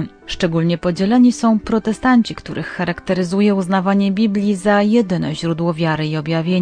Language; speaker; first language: Polish; native; Polish